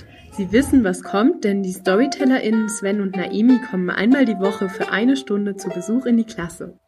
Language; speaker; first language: German; native; German